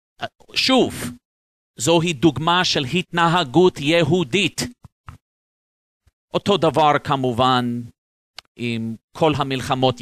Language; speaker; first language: Hebrew; non-native, fluent; English